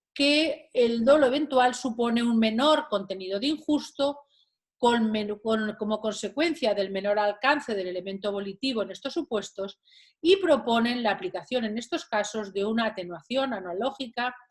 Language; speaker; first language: Spanish; native; Spanish